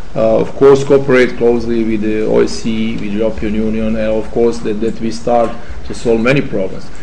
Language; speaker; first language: English; non-native, fluent; Serbian